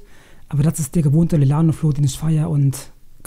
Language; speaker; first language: German; native; German